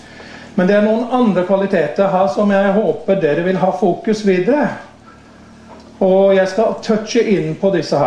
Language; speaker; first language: Norwegian; non-native, fluent; English